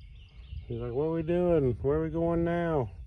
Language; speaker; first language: English; native; English